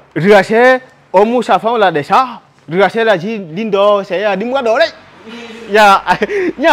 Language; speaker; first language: Vietnamese; non-native, learner; Portuguese